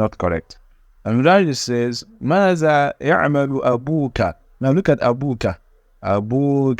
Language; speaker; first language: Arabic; non-native, fluent; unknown